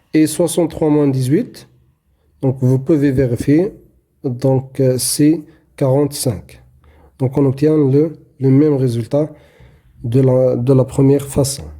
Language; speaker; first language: French; non-native, local second language; Arabic